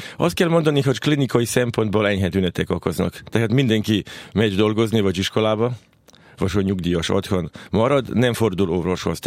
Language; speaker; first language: Hungarian; non-native, local second language; Serbian